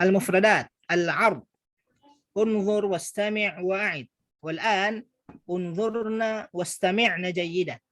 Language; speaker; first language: Arabic; non-native, fluent; Indonesian